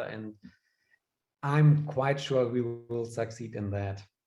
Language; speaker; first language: English; non-native, fluent; German